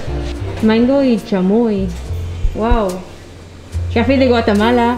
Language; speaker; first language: Spanish; non-native, learner; English